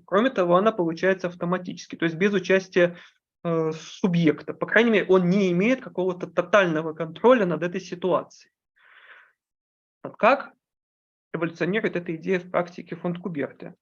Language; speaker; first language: Russian; native; Russian